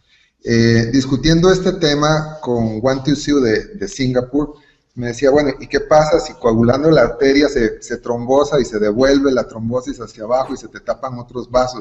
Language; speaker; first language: Spanish; native; Spanish